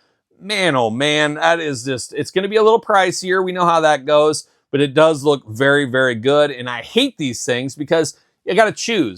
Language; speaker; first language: English; native; English